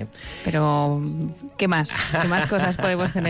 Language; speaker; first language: Spanish; native; Spanish